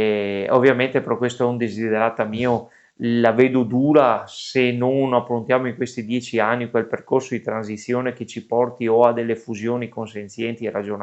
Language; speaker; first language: Italian; native; Italian